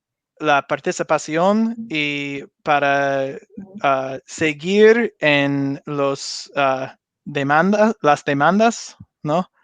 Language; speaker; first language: Spanish; non-native, learner; English